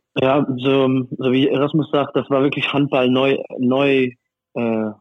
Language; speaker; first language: German; non-native, fluent; French